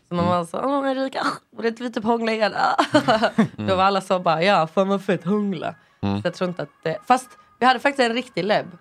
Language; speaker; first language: Swedish; early bilingual, other home language; English